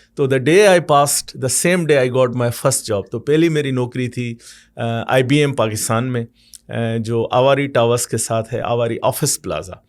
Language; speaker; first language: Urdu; non-native, local second language; Sindhi